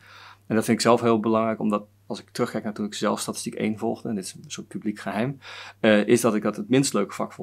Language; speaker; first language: Dutch; native; Dutch